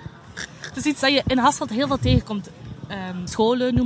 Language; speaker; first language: Dutch; native; Dutch